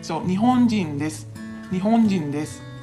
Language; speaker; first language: Japanese; non-native, fluent; Filipino